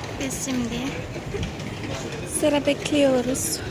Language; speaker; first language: Turkish; non-native, learner; Indonesian